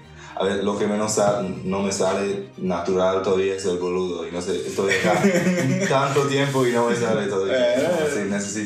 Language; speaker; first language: Spanish; non-native, fluent; English